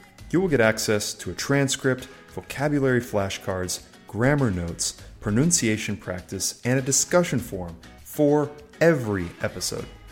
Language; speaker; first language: English; native; English